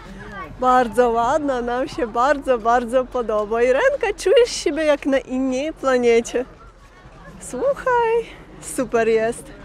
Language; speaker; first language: Polish; non-native, fluent; Ukrainian